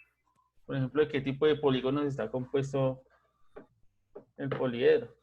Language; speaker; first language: Spanish; native; Spanish